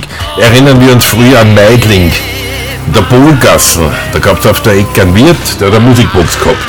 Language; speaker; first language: German; native; German